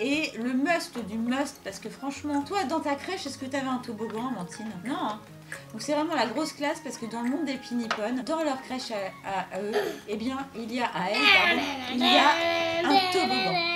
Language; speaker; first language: French; native; French